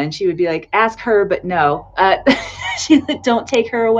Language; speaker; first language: English; native; English